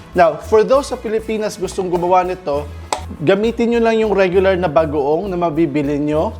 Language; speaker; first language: Filipino; non-native, local second language; Cebuano